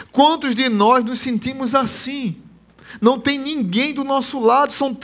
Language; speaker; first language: Portuguese; native; Portuguese